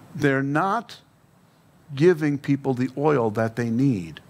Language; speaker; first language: English; native; English